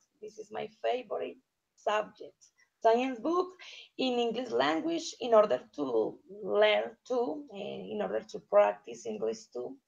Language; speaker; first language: English; non-native, learner; Spanish